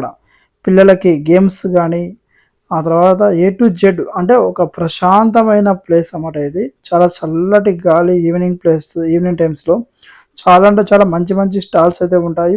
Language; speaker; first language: Telugu; native; Telugu